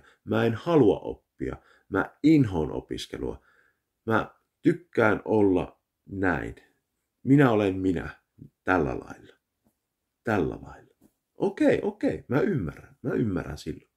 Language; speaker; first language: Finnish; early bilingual, heritage; Finnish